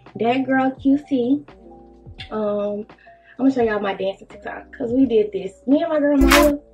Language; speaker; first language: English; native; English